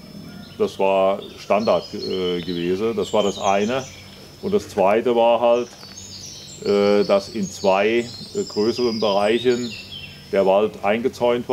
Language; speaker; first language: German; native; German